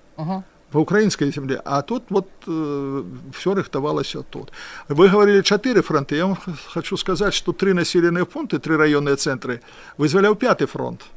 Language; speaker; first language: Belarusian; non-native, local second language; Russian